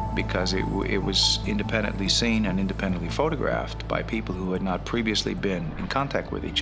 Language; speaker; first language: English; native; English